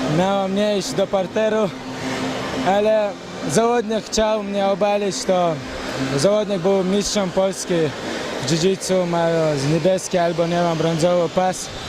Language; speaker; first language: Polish; non-native, learner; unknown